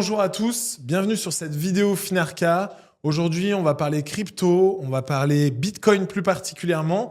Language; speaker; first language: French; native; French